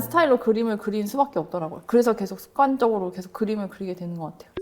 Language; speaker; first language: Korean; native; Korean